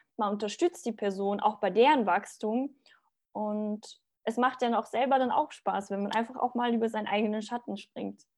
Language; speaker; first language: German; early bilingual, other home language; Bosnian